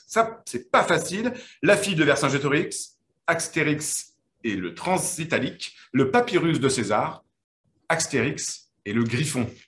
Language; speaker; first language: French; native; French